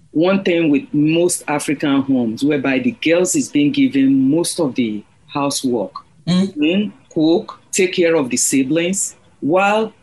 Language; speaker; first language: English; non-native, local second language; Yoruba